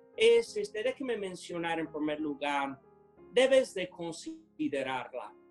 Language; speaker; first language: Spanish; non-native, fluent; English